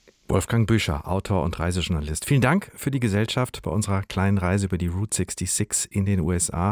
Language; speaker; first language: German; native; German